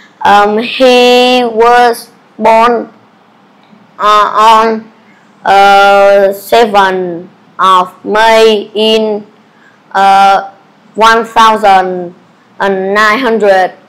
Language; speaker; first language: English; non-native, learner; Vietnamese